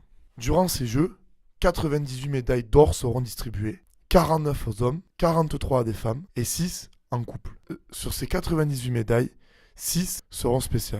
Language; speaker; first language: French; native; French